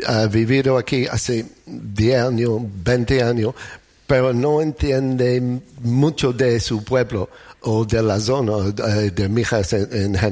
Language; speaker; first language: Spanish; non-native, learner; English